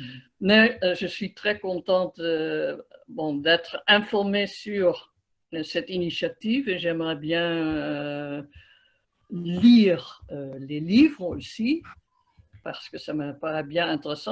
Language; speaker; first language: French; non-native, fluent; Dutch